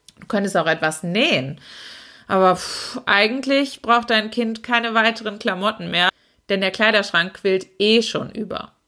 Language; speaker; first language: German; native; German